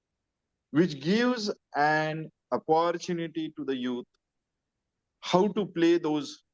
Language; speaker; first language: English; non-native, local second language; Marathi